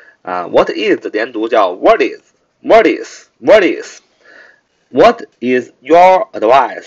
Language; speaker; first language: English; non-native, fluent; Chinese